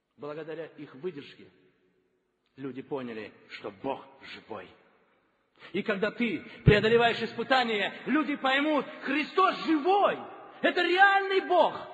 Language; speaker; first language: Russian; native; Russian